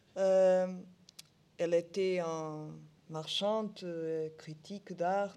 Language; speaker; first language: French; non-native, learner; Portuguese